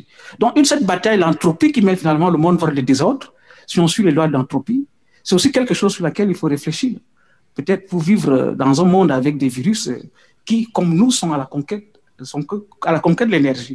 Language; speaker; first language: French; native; French